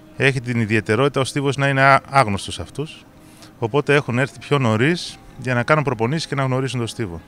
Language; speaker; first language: Greek; native; Greek